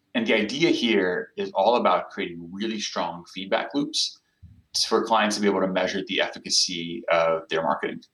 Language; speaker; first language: English; non-native, fluent; Portuguese